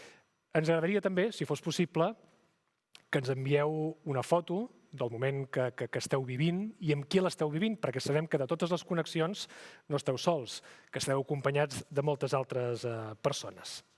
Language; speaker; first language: Catalan; native; Catalan